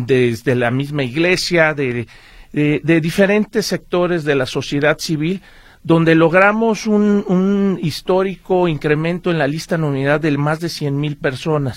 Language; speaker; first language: Spanish; native; Spanish